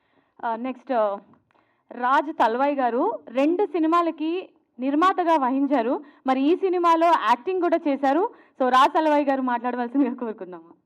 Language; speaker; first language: Telugu; native; Telugu